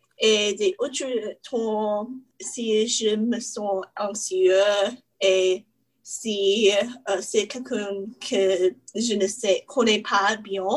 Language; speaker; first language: French; non-native, learner; English